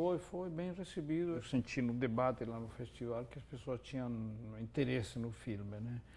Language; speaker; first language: Portuguese; non-native, fluent; Spanish